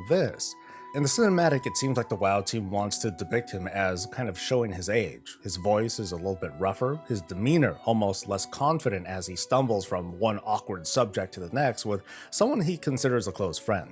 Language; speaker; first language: English; native; English